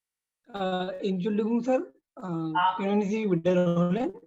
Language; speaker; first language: German; non-native, learner; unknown